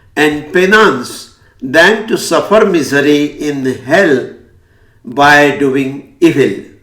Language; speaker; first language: English; non-native, local second language; Hindi